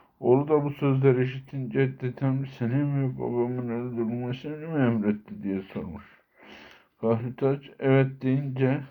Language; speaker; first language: Turkish; native; Turkish